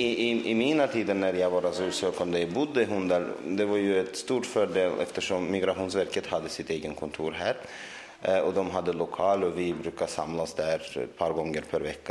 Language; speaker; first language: Swedish; non-native, fluent; Russian